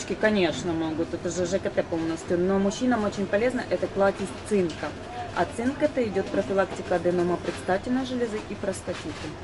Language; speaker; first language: Russian; native; Russian